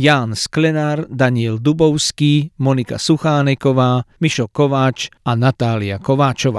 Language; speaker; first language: Slovak; native; Slovak